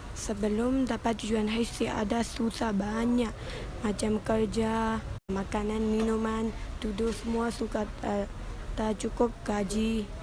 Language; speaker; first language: Malay; early bilingual, other home language; Rohingya